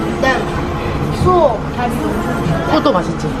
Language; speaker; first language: Korean; early bilingual, heritage; English